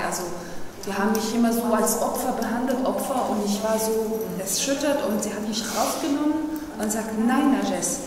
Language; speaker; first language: German; non-native, fluent; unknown